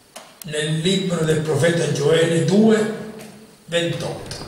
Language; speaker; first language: Italian; native; Italian